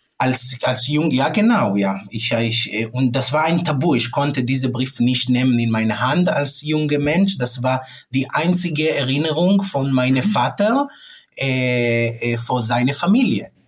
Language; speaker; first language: German; non-native, fluent; Hebrew